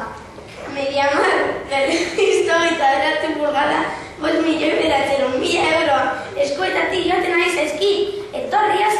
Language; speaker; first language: Basque; non-native, local second language; Spanish